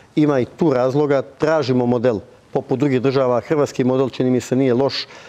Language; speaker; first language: Bosnian; native; Bosnian